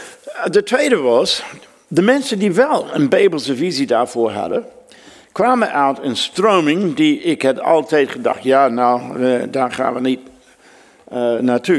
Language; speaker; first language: Dutch; non-native, fluent; English